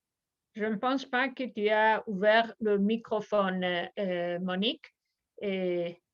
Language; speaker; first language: French; non-native, fluent; Spanish